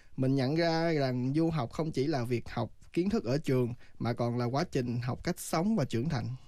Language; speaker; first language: Vietnamese; native; Vietnamese